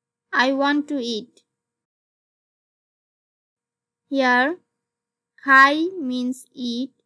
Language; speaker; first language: English; non-native, local second language; Bangla